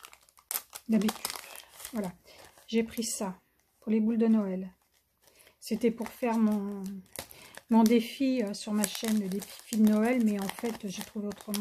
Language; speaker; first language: French; native; French